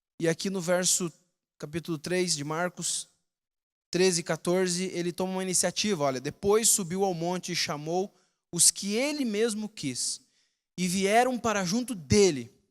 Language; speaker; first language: Portuguese; native; Portuguese